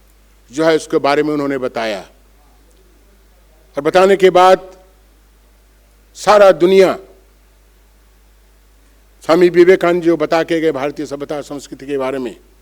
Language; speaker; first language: Hindi; non-native, local second language; Bangla